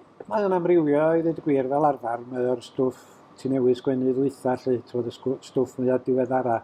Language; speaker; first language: Welsh; native; Welsh